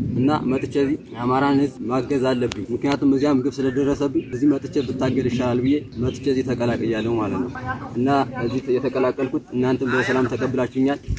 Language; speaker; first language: Amharic; native; Amharic